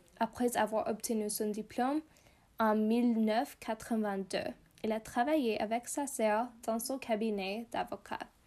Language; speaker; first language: French; non-native, learner; English